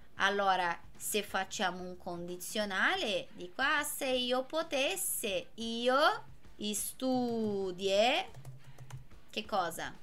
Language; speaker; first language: Italian; non-native, fluent; Portuguese